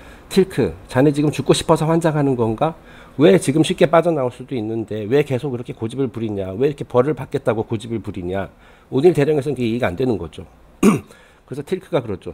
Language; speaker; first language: Korean; native; Korean